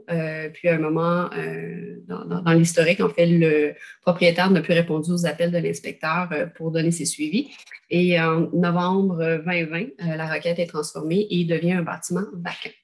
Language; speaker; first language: French; native; French